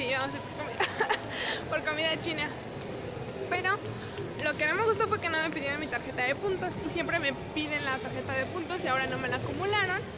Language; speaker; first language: Spanish; native; Spanish